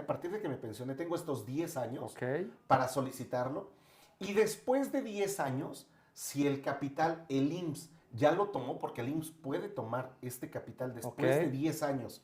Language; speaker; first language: Spanish; native; Spanish